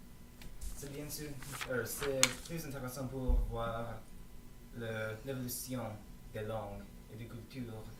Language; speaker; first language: French; non-native, learner; English